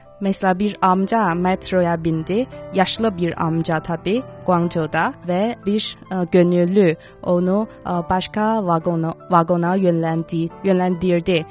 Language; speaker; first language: Turkish; non-native, fluent; Chinese